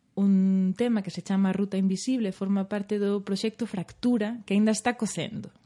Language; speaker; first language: Galician; native; Galician